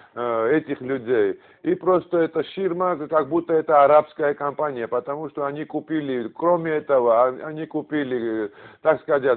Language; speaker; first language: Russian; non-native, fluent; Georgian